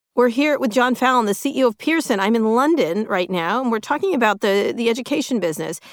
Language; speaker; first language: English; native; English